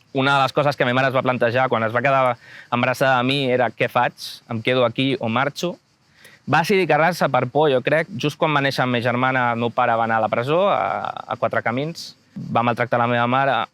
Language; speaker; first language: Catalan; native; Catalan